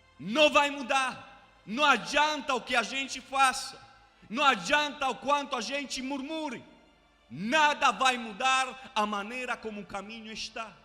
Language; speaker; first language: Portuguese; non-native, fluent; Romanian